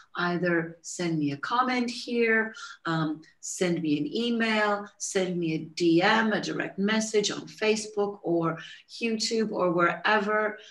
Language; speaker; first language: English; native; English